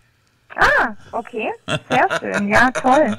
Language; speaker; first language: German; native; German